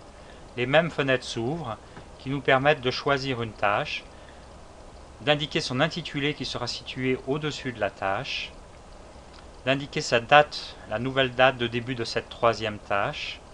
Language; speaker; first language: French; native; French